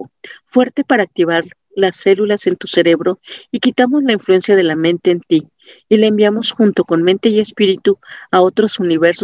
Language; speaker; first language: Spanish; native; Spanish